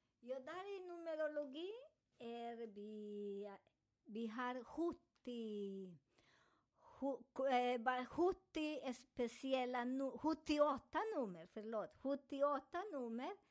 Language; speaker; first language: Swedish; non-native, fluent; Spanish